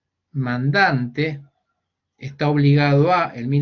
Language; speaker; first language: Spanish; native; Spanish